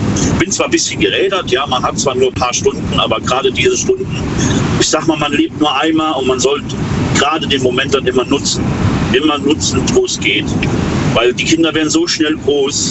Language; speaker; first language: German; native; German